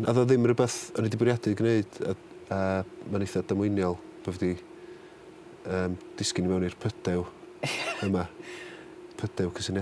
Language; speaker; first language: Welsh; native; Welsh